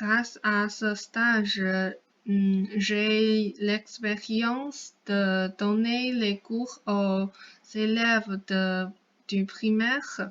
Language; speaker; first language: French; non-native, fluent; Chinese